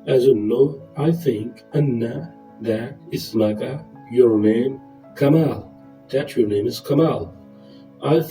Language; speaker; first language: Arabic; non-native, fluent; Urdu